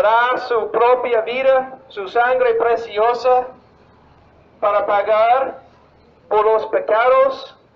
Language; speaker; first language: Spanish; non-native, fluent; English